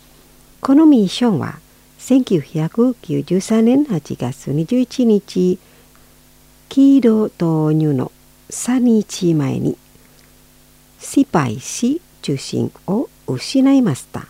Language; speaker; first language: Japanese; non-native, fluent; Indonesian